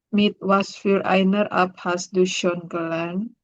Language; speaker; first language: German; non-native, learner; Indonesian